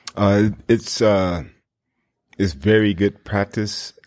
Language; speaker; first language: English; native; English